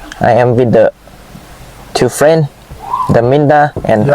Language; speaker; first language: English; non-native, learner; Thai